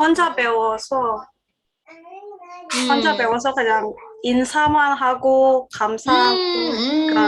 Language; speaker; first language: Korean; non-native, learner; Indonesian